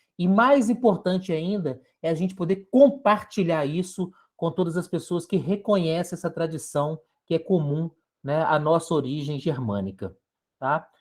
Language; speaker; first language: Portuguese; native; Portuguese